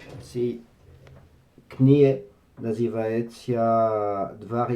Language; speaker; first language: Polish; non-native, learner; French